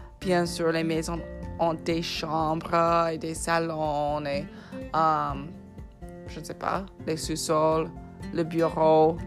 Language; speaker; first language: French; non-native, fluent; English